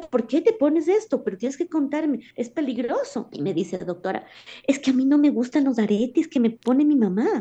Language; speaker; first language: Spanish; native; Spanish